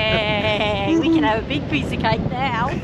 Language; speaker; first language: English; native; English